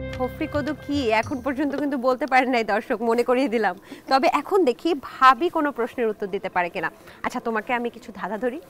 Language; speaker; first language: Bangla; native; Bangla